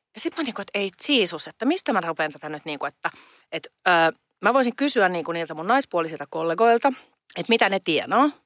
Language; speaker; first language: Finnish; native; Finnish